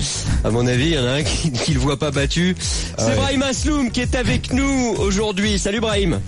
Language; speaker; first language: French; native; French